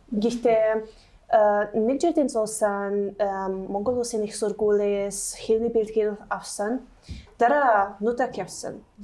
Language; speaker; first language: Mongolian; non-native, learner; Hungarian